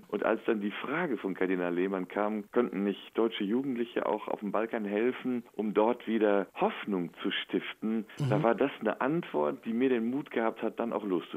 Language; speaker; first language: German; native; German